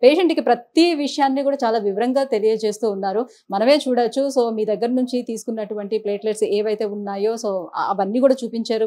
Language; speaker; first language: Telugu; native; Telugu